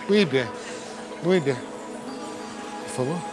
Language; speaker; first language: Spanish; non-native, learner; Italian